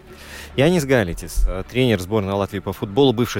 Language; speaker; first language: Russian; native; Russian